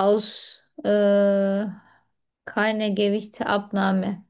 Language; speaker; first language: German; non-native, fluent; Turkish